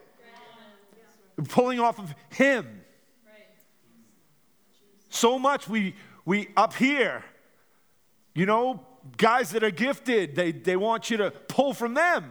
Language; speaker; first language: English; native; English